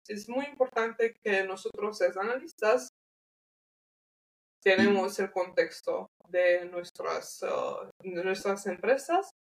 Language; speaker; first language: Spanish; non-native, learner; English